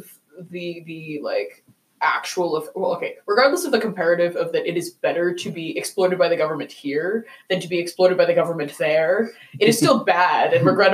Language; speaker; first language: English; non-native, local second language; Cantonese